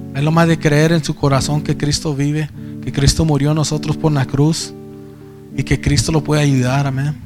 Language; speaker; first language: Spanish; early bilingual, heritage; Spanish